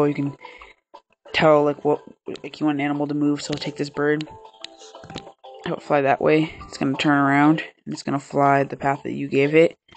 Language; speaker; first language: English; native; English